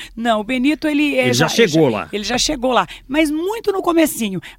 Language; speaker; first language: Portuguese; native; Portuguese